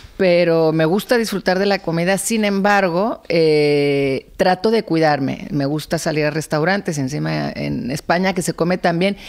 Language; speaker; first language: Spanish; native; Spanish